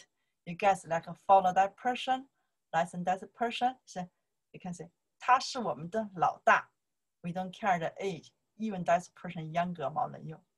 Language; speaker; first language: English; non-native, learner; Chinese